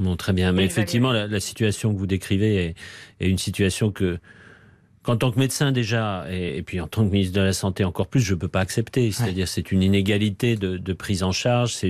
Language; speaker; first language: French; native; French